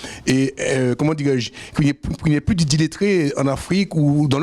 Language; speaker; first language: French; native; French